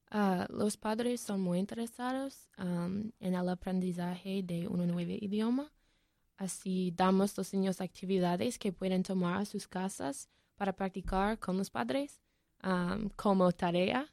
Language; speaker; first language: Spanish; non-native, learner; English